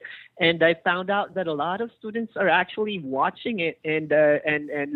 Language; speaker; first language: English; non-native, local second language; Filipino